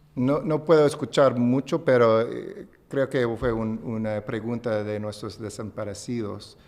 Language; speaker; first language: Spanish; non-native, fluent; English